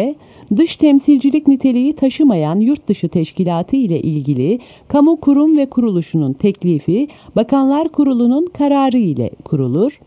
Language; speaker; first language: Turkish; native; Turkish